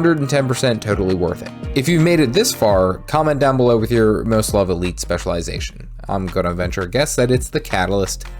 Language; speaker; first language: English; native; English